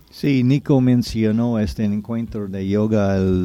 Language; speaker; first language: Spanish; non-native, fluent; English